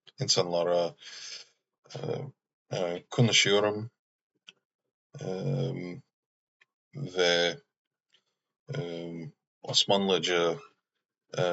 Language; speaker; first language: Turkish; non-native, learner; English